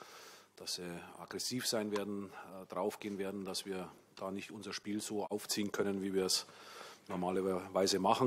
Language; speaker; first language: German; native; German